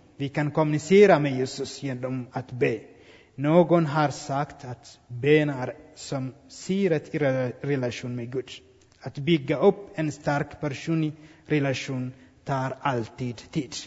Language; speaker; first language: Swedish; non-native, fluent; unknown